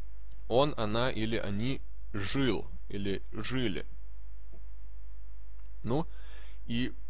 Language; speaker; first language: Russian; non-native, fluent; Lithuanian